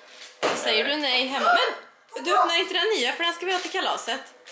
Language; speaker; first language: Swedish; native; Swedish